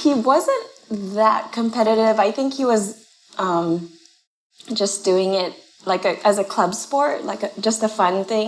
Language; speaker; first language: English; non-native, fluent; Japanese